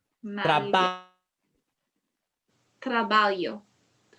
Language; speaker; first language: Portuguese; non-native, learner; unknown